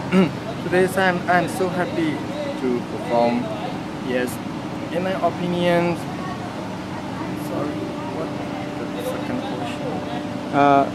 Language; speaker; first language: English; non-native, learner; Burmese